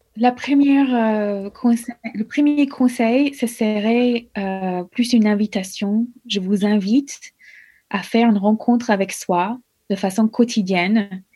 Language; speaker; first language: French; non-native, fluent; English